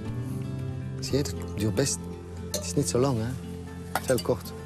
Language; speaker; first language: Dutch; non-native, fluent; French